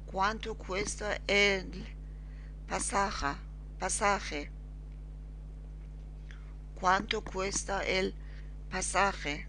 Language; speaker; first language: Spanish; non-native, learner; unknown